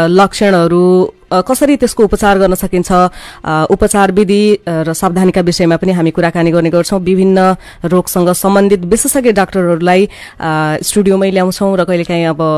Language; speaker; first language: Nepali; native; Nepali